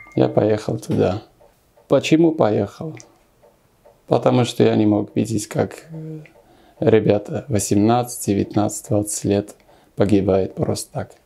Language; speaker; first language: Russian; non-native, local second language; Armenian